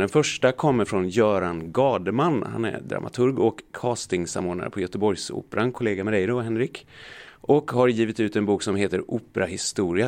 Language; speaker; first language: Swedish; native; Swedish